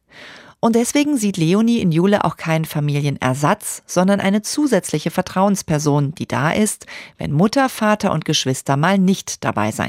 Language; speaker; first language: German; native; German